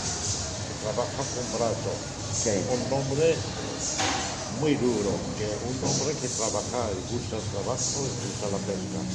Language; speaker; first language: Spanish; non-native, learner; Arabic